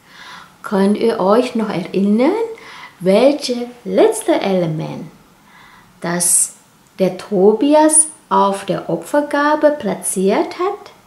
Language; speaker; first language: German; non-native, fluent; Indonesian